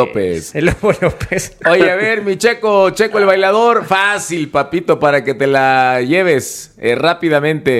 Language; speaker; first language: Spanish; native; Spanish